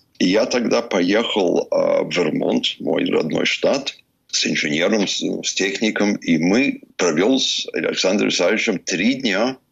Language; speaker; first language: Russian; early bilingual, heritage; English